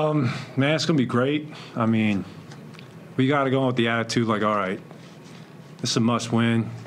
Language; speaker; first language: English; native; English